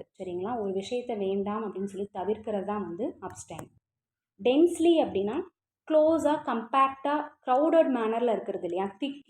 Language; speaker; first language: Tamil; native; Tamil